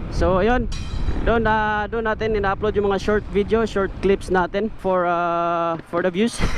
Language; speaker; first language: Filipino; non-native, local second language; Cebuano